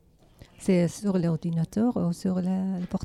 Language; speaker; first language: French; non-native, learner; Arabic